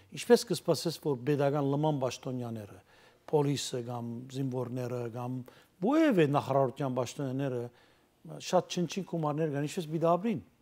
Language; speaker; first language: Armenian; early bilingual, heritage; Armenian